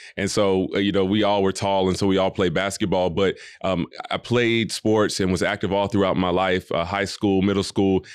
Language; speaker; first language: English; native; English